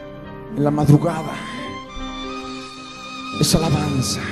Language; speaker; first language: Spanish; native; Spanish